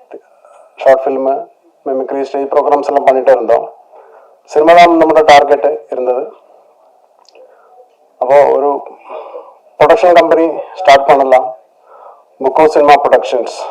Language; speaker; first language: Tamil; non-native, learner; Malayalam